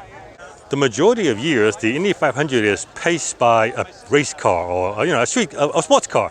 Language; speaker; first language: English; native; English